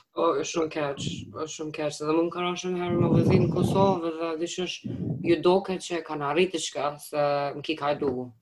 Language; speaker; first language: Albanian; early bilingual, heritage; Albanian